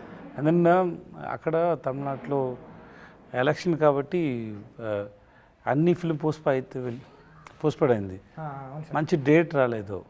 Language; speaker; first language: Telugu; non-native, learner; Tamil